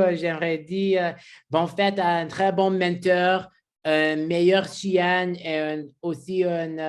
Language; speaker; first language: French; non-native, learner; English